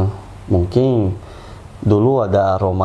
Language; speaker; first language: Indonesian; non-native, fluent; Portuguese